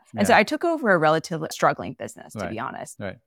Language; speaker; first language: English; native; English